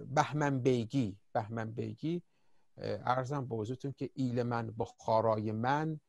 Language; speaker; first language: Persian; native; Persian